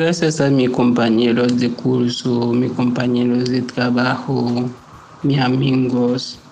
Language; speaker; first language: Spanish; non-native, fluent; Haitian Creole